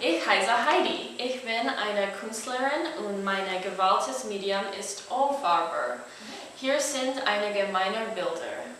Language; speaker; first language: German; non-native, learner; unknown